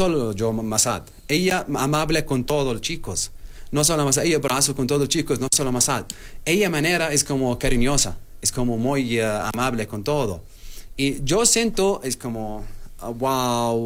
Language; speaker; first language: Spanish; non-native, learner; Arabic